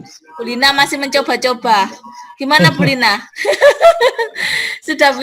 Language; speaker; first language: Indonesian; native; Indonesian